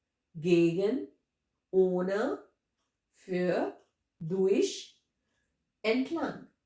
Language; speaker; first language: German; non-native, fluent; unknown